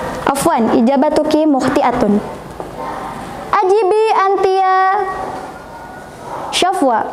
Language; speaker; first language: Arabic; non-native, fluent; Indonesian